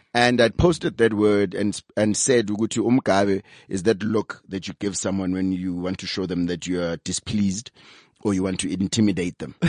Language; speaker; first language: English; non-native, local second language; Zulu